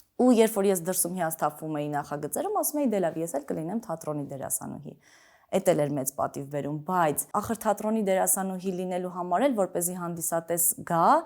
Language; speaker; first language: Armenian; early bilingual, other home language; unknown